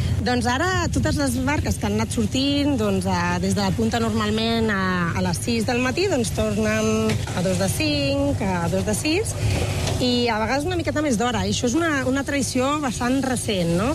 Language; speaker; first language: Catalan; native; Catalan